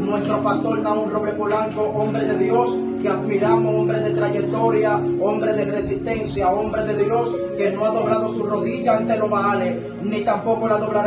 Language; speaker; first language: Spanish; native; Spanish